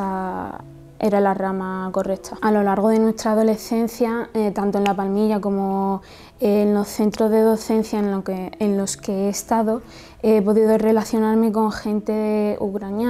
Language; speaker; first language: Spanish; early bilingual, other home language; Arabic